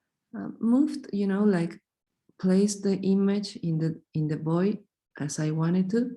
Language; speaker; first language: English; non-native, fluent; Spanish